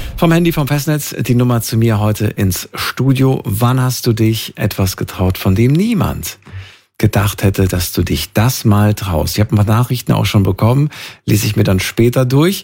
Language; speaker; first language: German; native; German